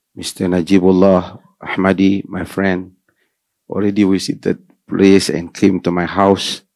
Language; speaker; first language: English; non-native, local second language; Malay